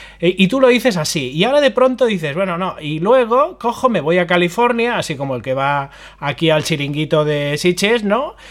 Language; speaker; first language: Spanish; non-native, local second language; Catalan